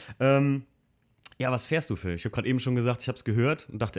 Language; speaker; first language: German; native; German